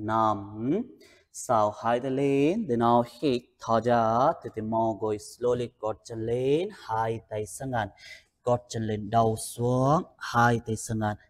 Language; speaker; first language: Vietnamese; non-native, learner; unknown